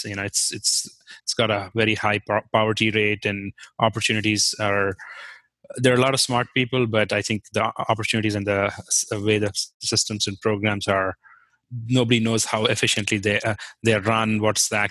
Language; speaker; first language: English; non-native, local second language; Kashmiri